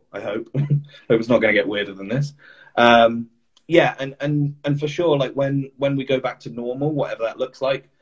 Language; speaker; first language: English; native; English